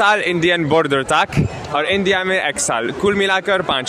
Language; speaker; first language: Hindi; non-native, learner; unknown